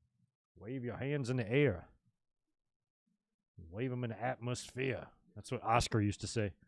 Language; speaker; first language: English; native; English